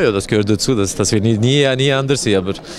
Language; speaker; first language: German; non-native, local second language; French